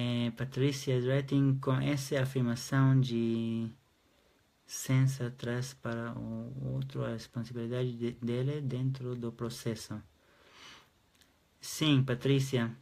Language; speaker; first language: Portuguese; non-native, fluent; Hebrew